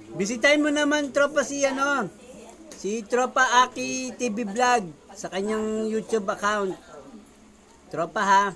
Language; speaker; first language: Filipino; native; Filipino